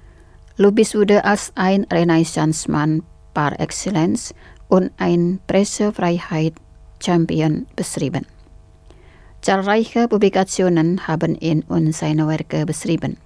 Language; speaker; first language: German; non-native, fluent; Indonesian